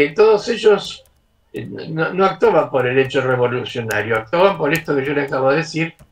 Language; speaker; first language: Spanish; native; Spanish